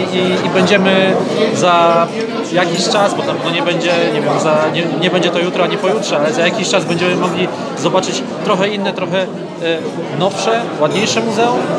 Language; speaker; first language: Polish; native; Polish